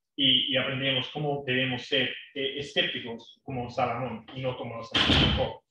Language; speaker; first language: Spanish; non-native, fluent; English